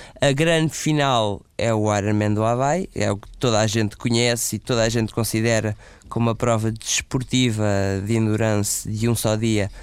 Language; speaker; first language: Portuguese; native; Portuguese